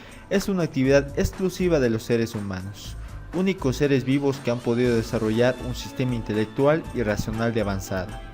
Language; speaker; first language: Spanish; native; Spanish